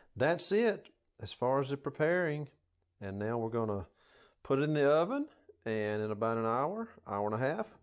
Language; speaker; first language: English; native; English